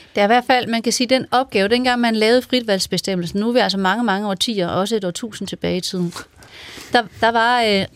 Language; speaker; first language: Danish; native; Danish